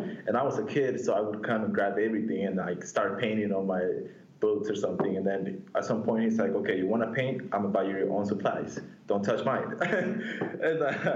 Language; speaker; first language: English; non-native, fluent; Spanish